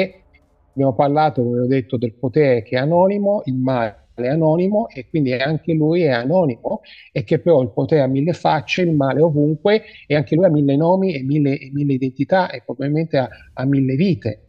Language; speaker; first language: Italian; native; Italian